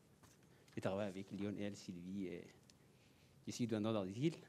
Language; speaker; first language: French; non-native, learner; Somali